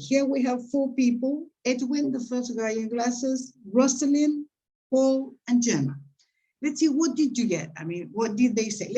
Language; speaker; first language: English; non-native, fluent; Spanish